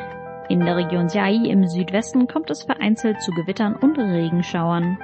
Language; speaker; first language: German; native; German